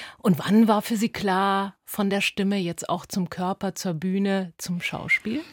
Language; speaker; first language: German; native; German